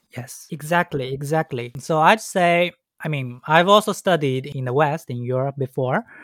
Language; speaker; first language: English; non-native, fluent; Chinese